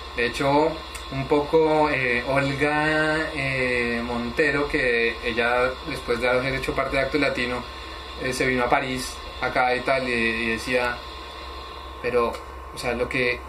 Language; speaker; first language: Spanish; native; Spanish